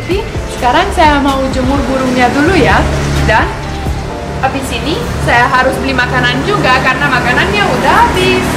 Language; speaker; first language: Indonesian; non-native, fluent; Romanian